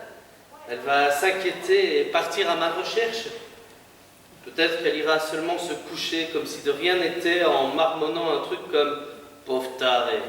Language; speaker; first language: French; native; French